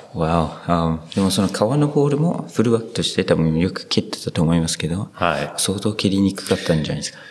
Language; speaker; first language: Japanese; non-native, fluent; English